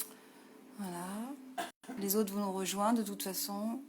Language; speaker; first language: French; native; French